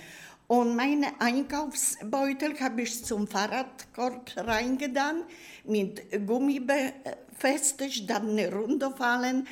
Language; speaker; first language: German; non-native, learner; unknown